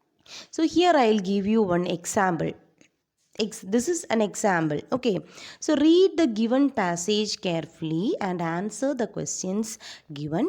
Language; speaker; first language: English; non-native, local second language; Malayalam